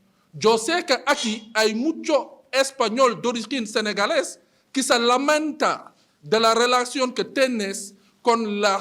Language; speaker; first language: Spanish; non-native, fluent; Wolof